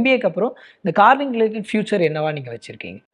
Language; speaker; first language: Tamil; native; Tamil